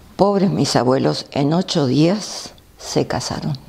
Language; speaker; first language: Spanish; native; Spanish